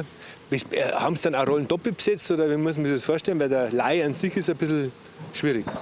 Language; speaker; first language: German; native; German